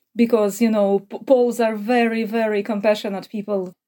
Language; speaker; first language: English; non-native, fluent; Ukrainian